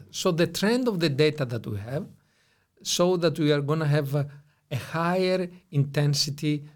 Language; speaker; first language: English; non-native, fluent; Greek